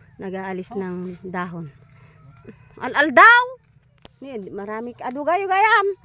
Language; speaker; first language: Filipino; non-native, local second language; Iloko